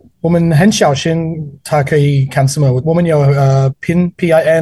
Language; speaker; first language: Chinese; non-native, learner; English